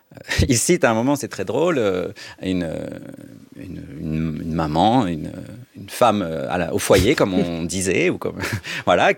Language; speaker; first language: French; native; French